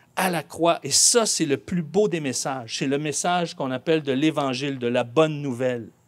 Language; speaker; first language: French; native; French